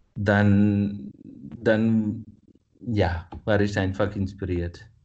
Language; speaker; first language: German; non-native, fluent; Kannada